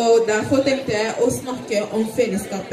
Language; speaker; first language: Norwegian; non-native, fluent; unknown